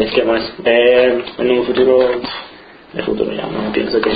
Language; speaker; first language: Spanish; non-native, fluent; Romanian